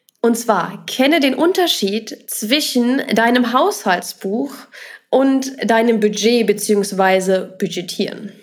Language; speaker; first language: German; native; German